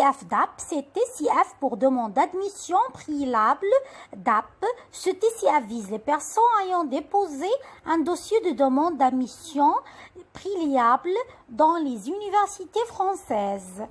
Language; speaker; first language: French; non-native, fluent; Arabic